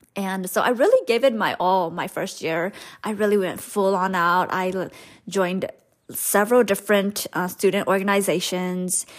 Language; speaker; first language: English; early bilingual, other home language; Hmong